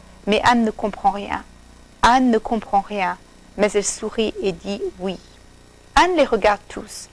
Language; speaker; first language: French; non-native, fluent; English